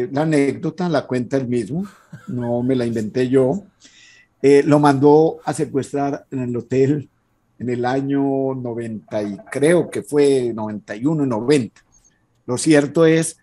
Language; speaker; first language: Spanish; native; Spanish